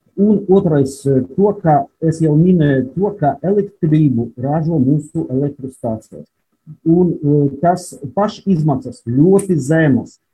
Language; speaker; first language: Latvian; non-native, local second language; Russian